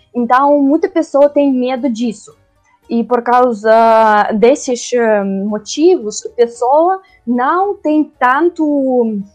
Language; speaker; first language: Portuguese; non-native, learner; Russian